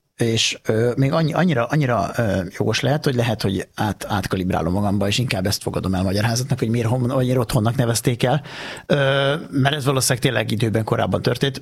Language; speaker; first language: Hungarian; native; Hungarian